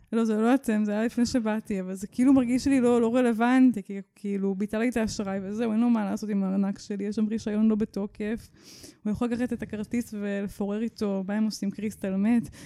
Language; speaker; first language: Hebrew; native; Hebrew